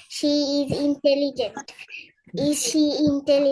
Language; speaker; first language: English; non-native, learner; Bangla